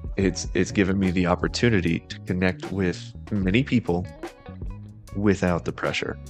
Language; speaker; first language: English; native; English